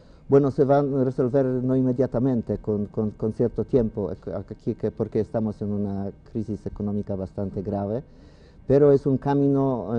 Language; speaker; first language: Spanish; non-native, fluent; Polish